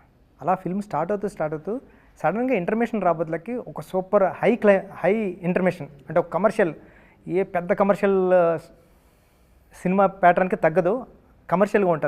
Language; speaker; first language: Telugu; native; Telugu